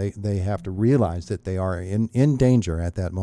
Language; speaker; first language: English; native; English